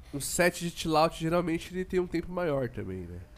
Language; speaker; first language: Portuguese; native; Portuguese